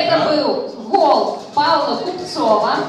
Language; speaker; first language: Belarusian; non-native, local second language; Russian